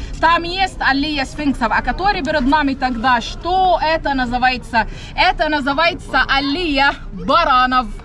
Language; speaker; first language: Russian; non-native, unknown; Arabic